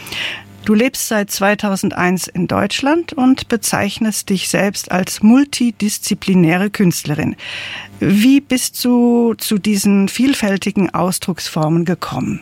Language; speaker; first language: German; native; German